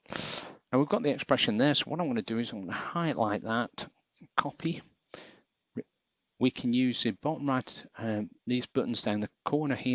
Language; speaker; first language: English; native; English